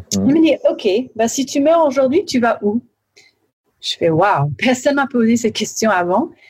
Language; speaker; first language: French; early bilingual, heritage; French